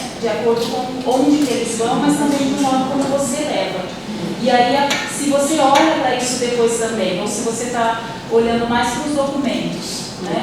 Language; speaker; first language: Portuguese; native; Portuguese